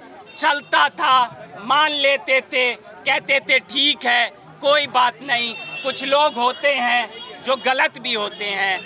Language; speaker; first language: Hindi; native; Hindi